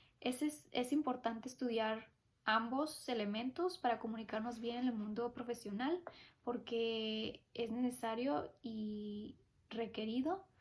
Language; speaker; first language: Spanish; early bilingual, heritage; Spanish